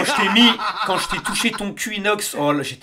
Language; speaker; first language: French; native; French